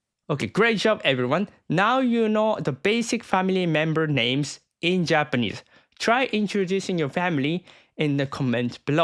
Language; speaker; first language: English; non-native, fluent; Japanese